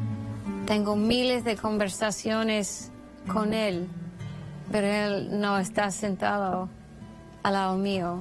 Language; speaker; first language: Spanish; non-native, fluent; English